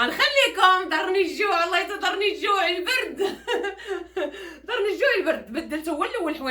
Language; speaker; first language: Arabic; native; Arabic